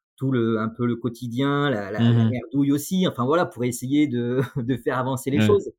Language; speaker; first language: French; native; French